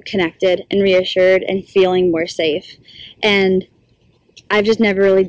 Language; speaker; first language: English; native; English